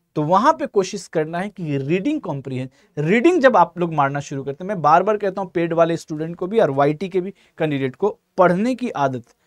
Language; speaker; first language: Hindi; native; Hindi